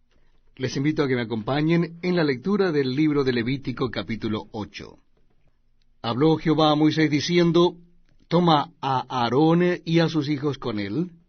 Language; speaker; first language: Spanish; native; Spanish